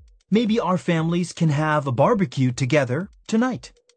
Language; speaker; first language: English; native; English